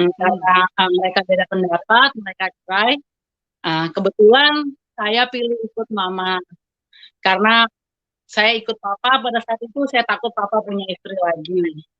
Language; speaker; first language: Indonesian; native; Indonesian